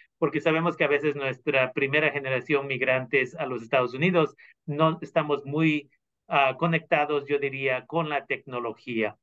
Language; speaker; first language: Spanish; native; Spanish